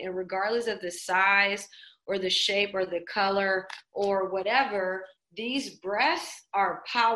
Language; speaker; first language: English; native; English